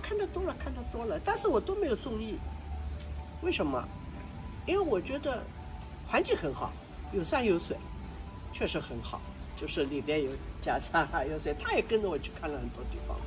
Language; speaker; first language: Chinese; non-native, local second language; Wu Chinese